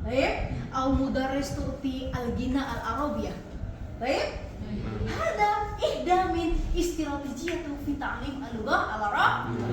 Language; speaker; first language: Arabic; non-native, learner; Indonesian